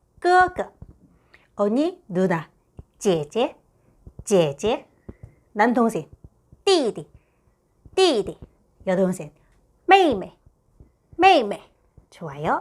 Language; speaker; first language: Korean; non-native, fluent; Chinese